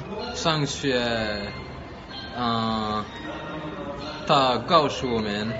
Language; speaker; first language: Chinese; non-native, learner; Malagasy